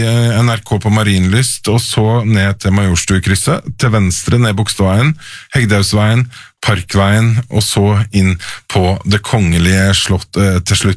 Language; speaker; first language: Norwegian; native; Norwegian